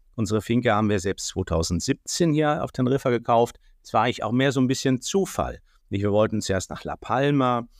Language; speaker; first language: German; native; German